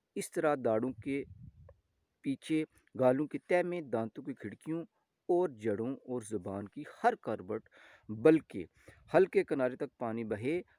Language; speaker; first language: Urdu; non-native, local second language; Gujari